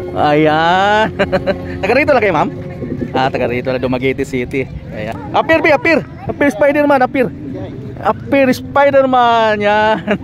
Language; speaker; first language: Filipino; non-native, local second language; Cebuano